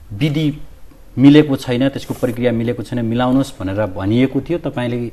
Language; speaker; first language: Nepali; native; Nepali